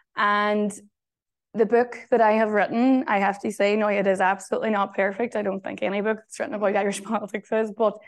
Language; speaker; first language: English; native; English